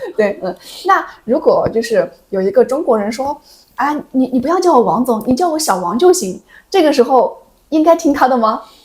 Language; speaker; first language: Chinese; native; Chinese